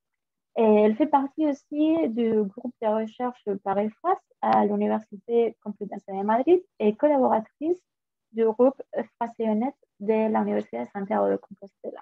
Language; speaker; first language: French; non-native, fluent; Spanish